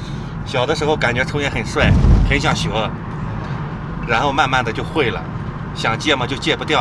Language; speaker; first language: Chinese; native; Chinese